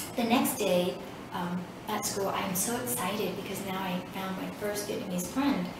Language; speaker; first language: English; early bilingual, other home language; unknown